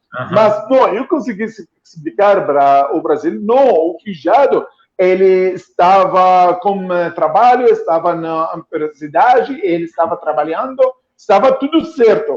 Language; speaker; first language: Portuguese; non-native, fluent; Arabic